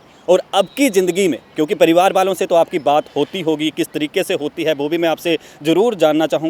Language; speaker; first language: Hindi; native; Hindi